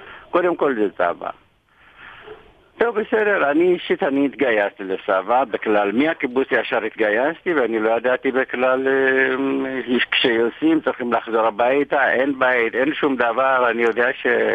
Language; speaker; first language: Hebrew; non-native, fluent; Amharic